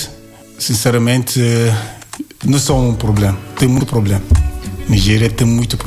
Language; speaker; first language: Portuguese; non-native, learner; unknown